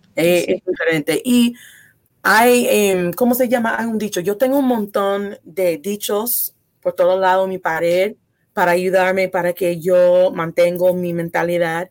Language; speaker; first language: Spanish; non-native, fluent; English